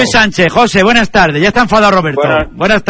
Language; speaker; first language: Spanish; native; Spanish